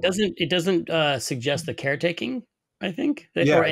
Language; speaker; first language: English; native; English